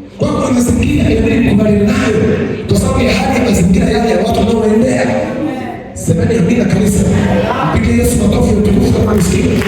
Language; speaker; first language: Swahili; non-native, local second language; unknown